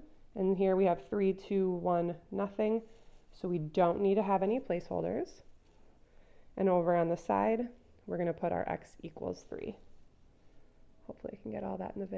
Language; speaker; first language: English; native; English